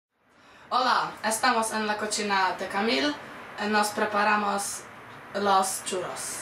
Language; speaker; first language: Spanish; non-native, learner; Polish